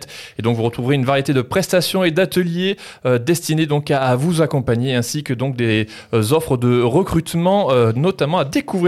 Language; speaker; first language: French; native; French